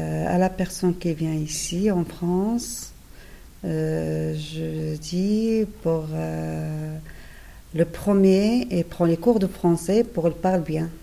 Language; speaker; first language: French; non-native, learner; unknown